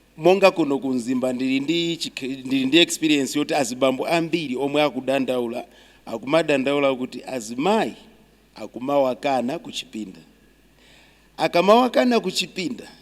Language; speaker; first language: Nyanja; non-native, local second language; Tumbuka